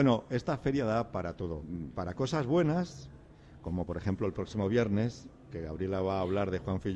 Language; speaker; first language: Spanish; native; Spanish